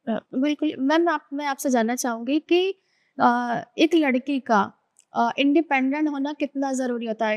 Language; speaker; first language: Hindi; native; Hindi